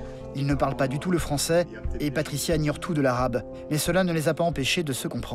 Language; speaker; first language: French; native; French